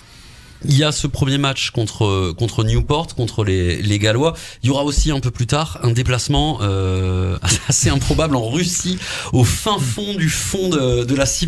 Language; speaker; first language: French; native; French